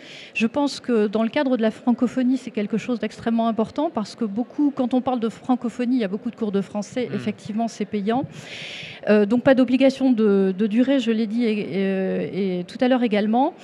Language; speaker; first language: French; native; French